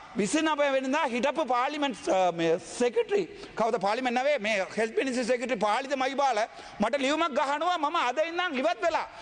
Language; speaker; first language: Sinhala; non-native, local second language; Tamil